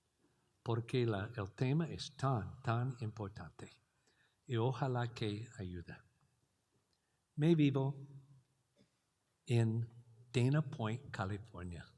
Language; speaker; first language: Spanish; non-native, learner; English